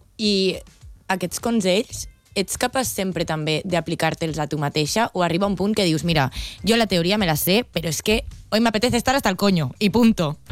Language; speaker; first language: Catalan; native; Catalan